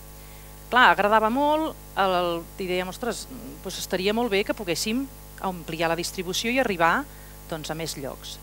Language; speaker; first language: Catalan; native; Catalan